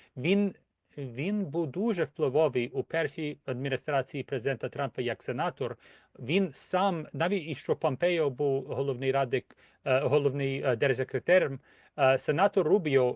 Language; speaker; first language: Ukrainian; early bilingual, heritage; Ukrainian